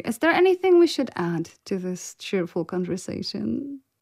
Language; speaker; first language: English; non-native, fluent; Polish